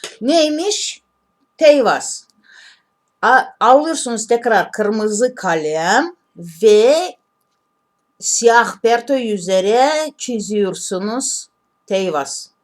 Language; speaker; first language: Turkish; non-native, learner; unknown